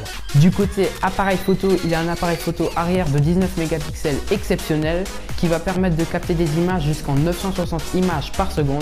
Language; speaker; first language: French; native; French